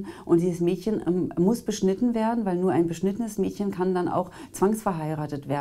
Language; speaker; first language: German; native; German